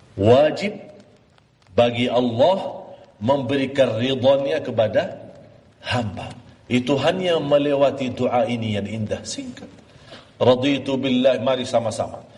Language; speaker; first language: Malay; non-native, fluent; Arabic